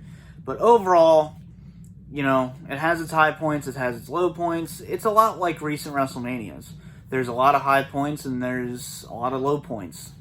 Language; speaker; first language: English; native; English